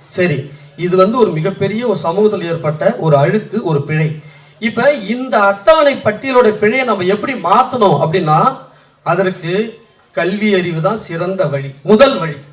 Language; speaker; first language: Tamil; native; Tamil